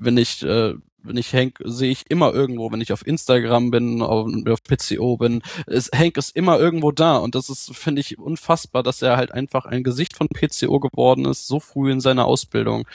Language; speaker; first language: German; native; German